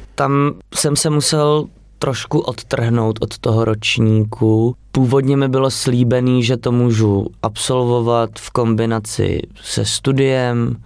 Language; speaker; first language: Czech; native; Czech